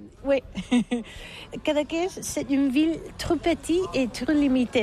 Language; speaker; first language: French; non-native, learner; Catalan